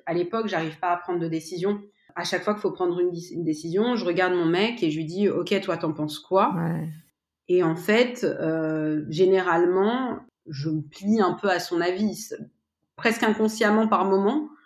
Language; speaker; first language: French; native; French